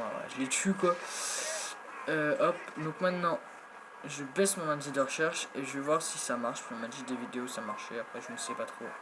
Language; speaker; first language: French; native; French